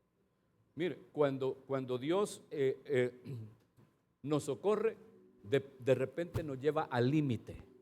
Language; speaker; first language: Spanish; native; Spanish